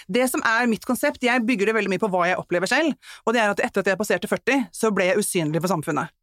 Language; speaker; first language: Norwegian; native; Norwegian